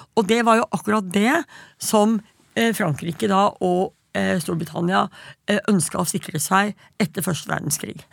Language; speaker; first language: Norwegian; native; Norwegian